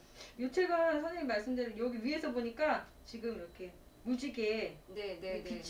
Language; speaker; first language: Korean; native; Korean